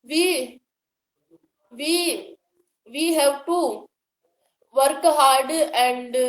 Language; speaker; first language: English; non-native, learner; Hindi